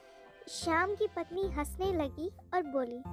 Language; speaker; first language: Hindi; native; Hindi